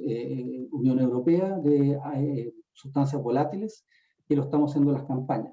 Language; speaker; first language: Spanish; native; Spanish